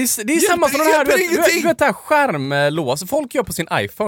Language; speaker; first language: Swedish; native; Swedish